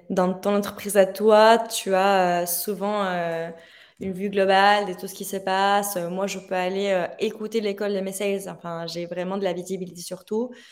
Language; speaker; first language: French; non-native, fluent; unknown